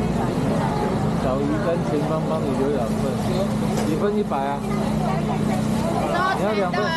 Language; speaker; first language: Chinese; native; Chinese